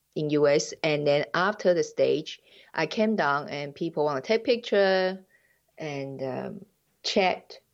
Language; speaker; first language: English; non-native, fluent; Chinese